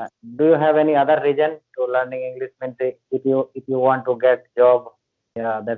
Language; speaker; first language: English; non-native, learner; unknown